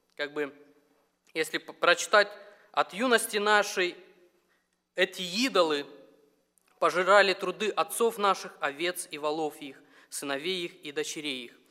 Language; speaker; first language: Russian; non-native, local second language; Romanian